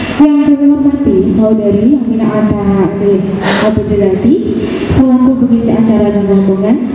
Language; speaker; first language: Indonesian; native; Indonesian